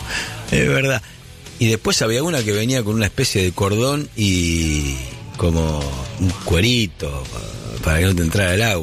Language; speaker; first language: Spanish; native; Spanish